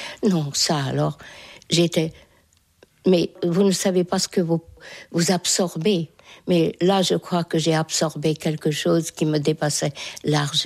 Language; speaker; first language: French; non-native, fluent; Hungarian